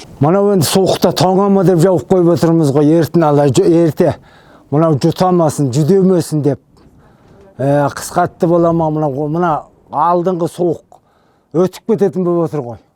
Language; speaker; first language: Kazakh; native; Kazakh